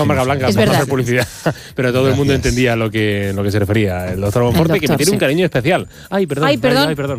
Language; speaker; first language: Spanish; native; Spanish